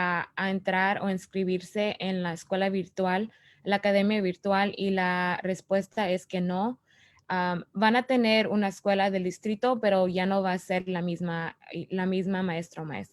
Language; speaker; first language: Spanish; early bilingual, other home language; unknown